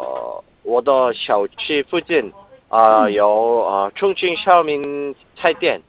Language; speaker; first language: Chinese; non-native, learner; Korean